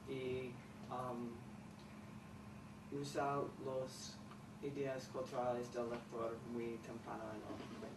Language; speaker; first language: Spanish; non-native, learner; English